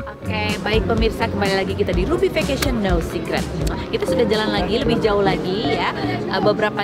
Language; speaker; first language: Indonesian; native; Indonesian